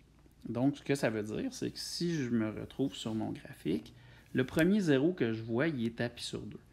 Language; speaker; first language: French; native; French